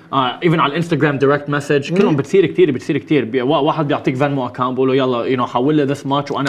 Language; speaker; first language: Arabic; early bilingual, other home language; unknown